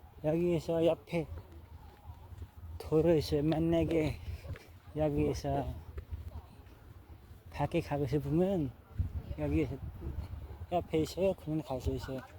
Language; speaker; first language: Korean; non-native, learner; Nepali